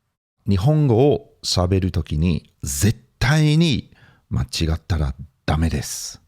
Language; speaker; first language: Japanese; non-native, fluent; English